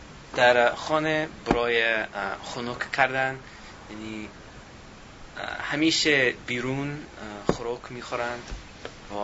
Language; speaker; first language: Persian; non-native, learner; English